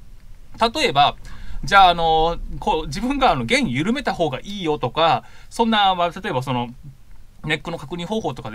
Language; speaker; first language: Japanese; native; Japanese